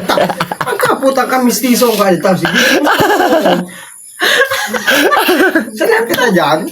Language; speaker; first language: Filipino; non-native, local second language; Bikol